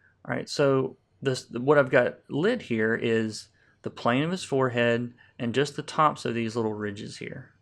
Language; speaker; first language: English; native; English